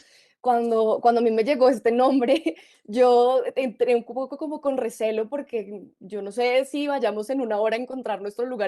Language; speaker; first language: Spanish; native; Spanish